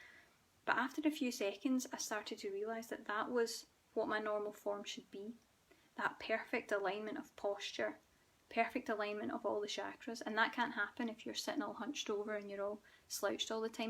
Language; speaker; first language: English; native; English